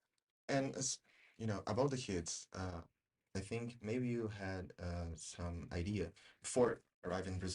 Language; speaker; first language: English; non-native, learner; Portuguese